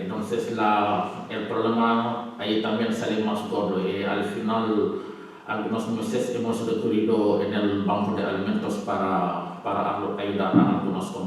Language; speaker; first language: Spanish; non-native, learner; Wolof